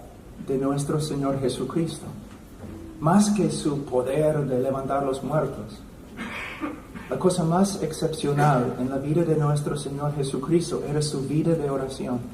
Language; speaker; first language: Spanish; non-native, fluent; English